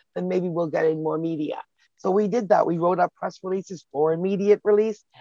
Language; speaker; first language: English; native; English